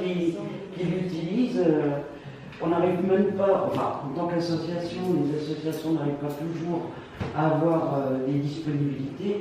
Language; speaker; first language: French; native; French